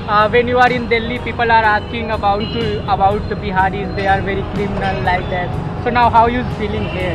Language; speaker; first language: English; non-native, local second language; Hindi